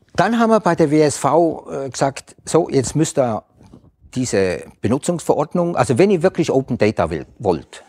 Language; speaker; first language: German; native; German